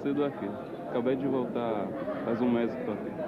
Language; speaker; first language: Portuguese; early bilingual, heritage; Portuguese